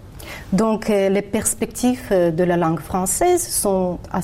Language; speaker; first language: French; non-native, fluent; Kyrgyz